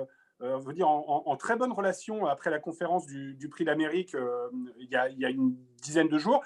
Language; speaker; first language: French; native; French